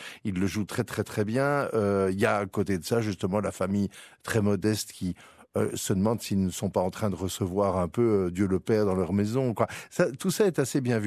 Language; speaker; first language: French; native; French